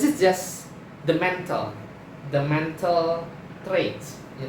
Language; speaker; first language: English; non-native, fluent; Indonesian